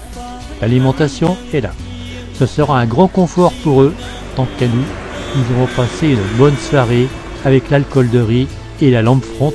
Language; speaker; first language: French; native; French